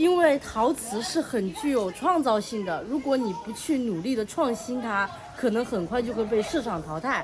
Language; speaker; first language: Chinese; native; Chinese